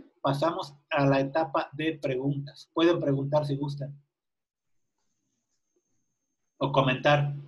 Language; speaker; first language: Spanish; native; Spanish